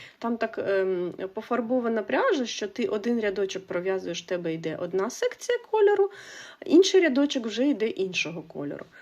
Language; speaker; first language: Ukrainian; non-native, local second language; Russian